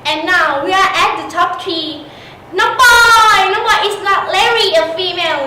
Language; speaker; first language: English; non-native, learner; Thai